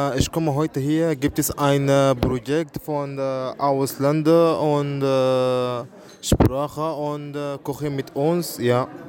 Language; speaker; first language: German; non-native, learner; Arabic